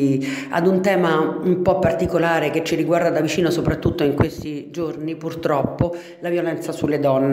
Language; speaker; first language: Italian; native; Italian